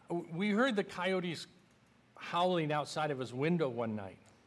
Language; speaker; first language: English; native; English